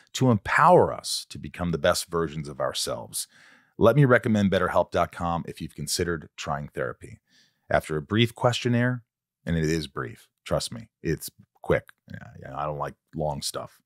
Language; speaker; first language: English; native; English